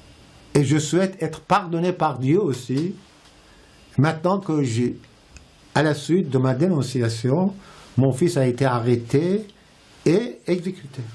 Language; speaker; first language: French; non-native, fluent; Persian